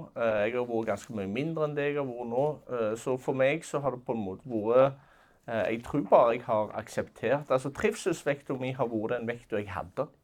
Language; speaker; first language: Norwegian; native; Norwegian